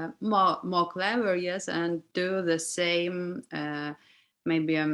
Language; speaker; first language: English; non-native, learner; Ukrainian